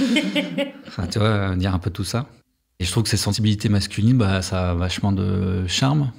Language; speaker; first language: French; native; French